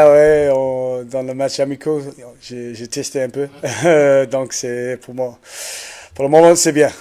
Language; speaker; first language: French; non-native, learner; English